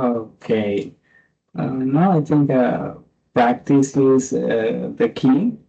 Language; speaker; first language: English; non-native, fluent; Spanish